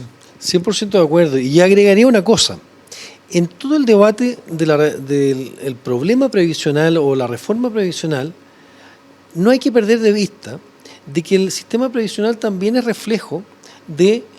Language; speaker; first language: Spanish; native; Spanish